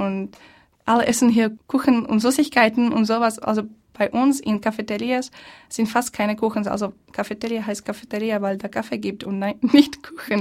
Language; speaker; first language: German; non-native, fluent; Slovak